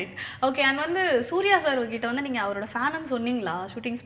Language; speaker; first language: Tamil; native; Tamil